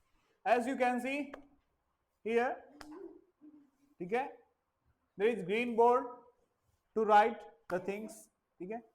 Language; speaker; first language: English; non-native, local second language; Hindi